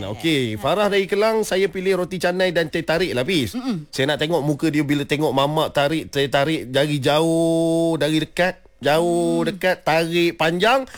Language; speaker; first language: Malay; native; Malay